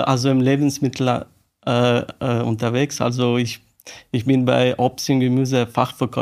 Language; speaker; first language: German; non-native, learner; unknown